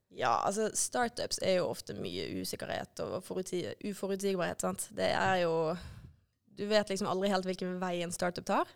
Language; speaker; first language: Norwegian; native; Norwegian